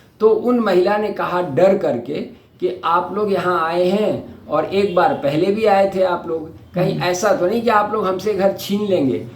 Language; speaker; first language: Hindi; native; Hindi